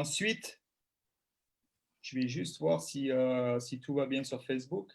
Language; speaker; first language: French; native; French